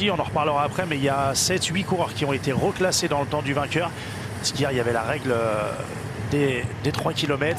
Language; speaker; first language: French; native; French